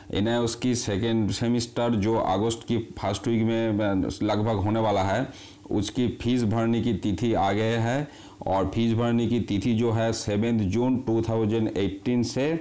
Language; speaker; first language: Hindi; non-native, local second language; Bangla